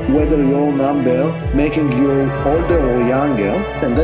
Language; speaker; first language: English; non-native, fluent; Hebrew